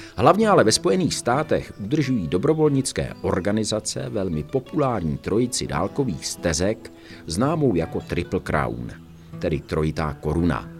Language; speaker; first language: Czech; native; Czech